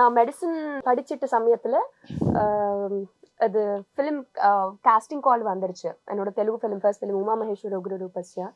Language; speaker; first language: Tamil; non-native, learner; Telugu